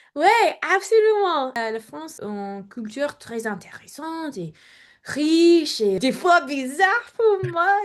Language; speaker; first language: French; non-native, learner; English